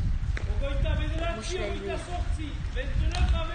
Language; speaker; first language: French; native; French